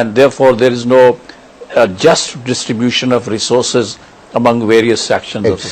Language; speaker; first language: English; non-native, local second language; Urdu